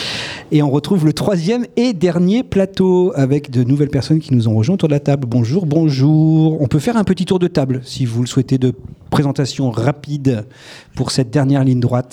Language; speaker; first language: French; native; French